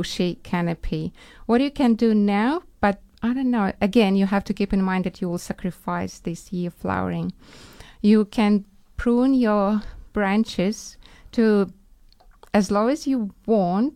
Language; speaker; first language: English; non-native, fluent; Ukrainian